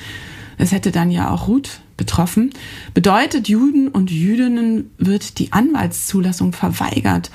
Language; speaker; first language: German; native; German